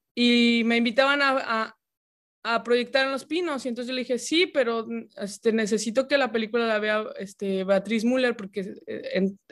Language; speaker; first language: Spanish; native; Spanish